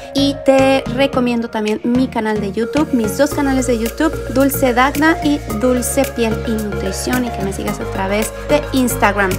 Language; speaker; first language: Spanish; native; Spanish